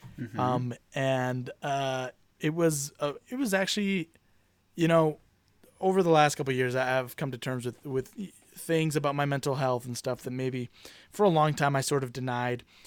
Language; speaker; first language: English; early bilingual, other home language; Spanish